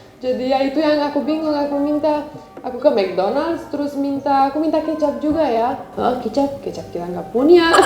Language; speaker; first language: Indonesian; non-native, fluent; Romanian